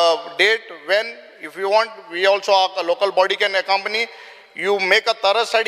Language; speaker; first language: English; non-native, local second language; Konkani